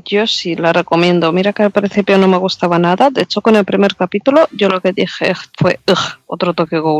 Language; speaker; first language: Spanish; native; Spanish